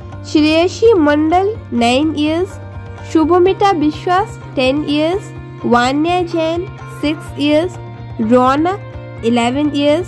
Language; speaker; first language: English; non-native, local second language; Hindi